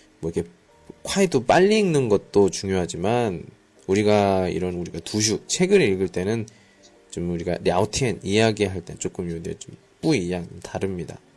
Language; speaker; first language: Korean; native; Korean